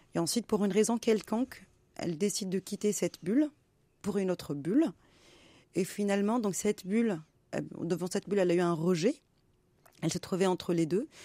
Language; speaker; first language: French; non-native, local second language; Arabic